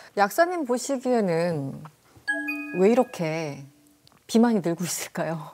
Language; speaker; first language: Korean; native; Korean